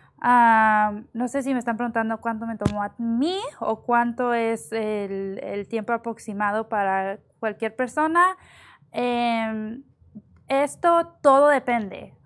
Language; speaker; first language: Spanish; early bilingual, heritage; Spanish